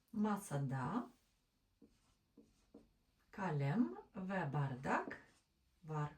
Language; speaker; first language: Turkish; non-native, learner; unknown